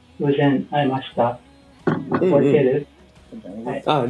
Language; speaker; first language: Japanese; non-native, learner; English